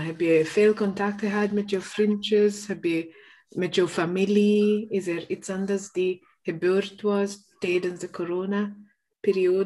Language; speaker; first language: Dutch; non-native, learner; English